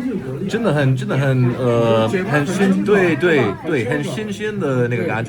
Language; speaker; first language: Chinese; non-native, fluent; English